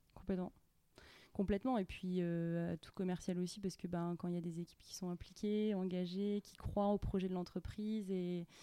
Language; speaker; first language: French; native; French